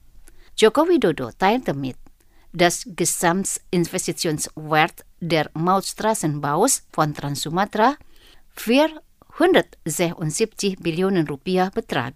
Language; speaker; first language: German; non-native, fluent; Indonesian